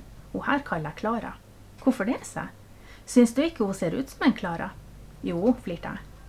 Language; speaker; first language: Norwegian; native; Norwegian